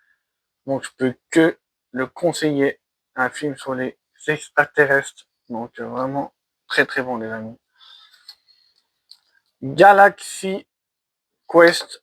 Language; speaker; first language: French; native; French